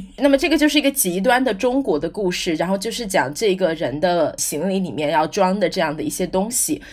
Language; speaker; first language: Chinese; native; Chinese